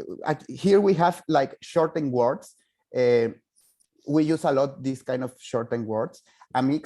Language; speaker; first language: English; non-native, fluent; Spanish